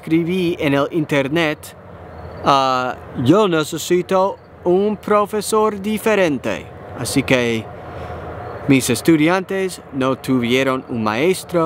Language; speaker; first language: Spanish; non-native, learner; English